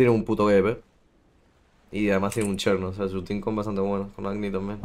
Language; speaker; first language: Spanish; native; Spanish